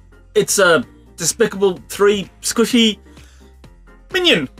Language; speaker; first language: English; native; English